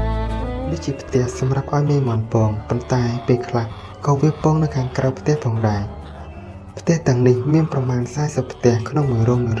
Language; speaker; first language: Khmer; native; Khmer